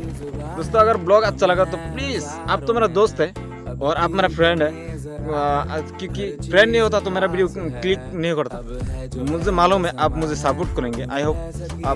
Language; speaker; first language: Hindi; non-native, local second language; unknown